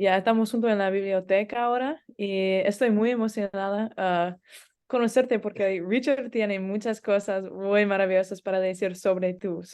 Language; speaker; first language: Spanish; non-native, learner; English